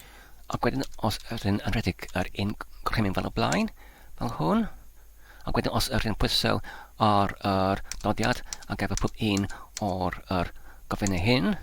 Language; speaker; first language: Welsh; non-native, learner; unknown